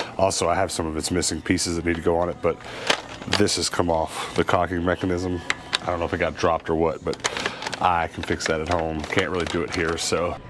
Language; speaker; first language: English; native; English